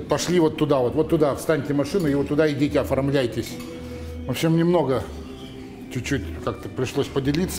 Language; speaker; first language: Russian; native; Russian